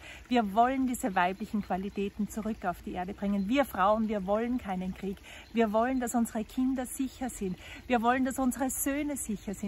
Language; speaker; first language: German; native; German